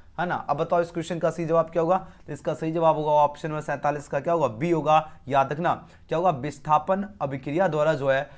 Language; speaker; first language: Hindi; native; Hindi